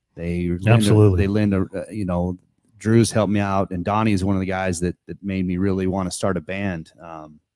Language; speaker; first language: English; native; English